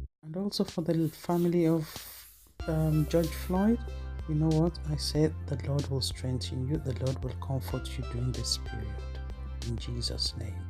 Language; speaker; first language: English; non-native, local second language; Yoruba